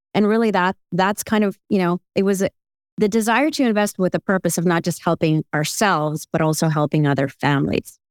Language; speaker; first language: English; early bilingual, other home language; Ukrainian